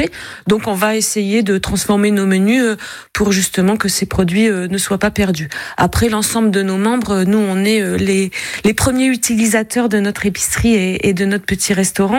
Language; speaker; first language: French; native; French